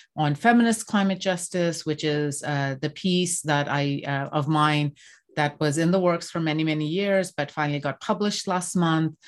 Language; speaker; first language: English; non-native, local second language; Bangla